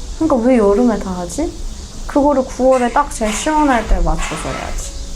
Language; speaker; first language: Korean; non-native, fluent; Persian